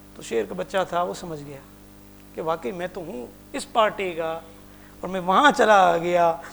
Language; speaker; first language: Urdu; non-native, local second language; Punjabi